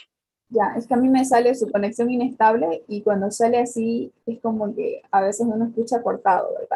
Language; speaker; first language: Spanish; native; Spanish